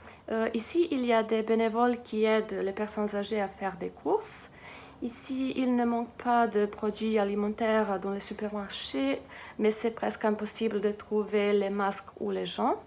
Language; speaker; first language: French; non-native, fluent; Serbian